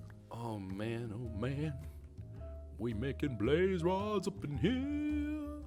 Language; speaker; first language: English; native; English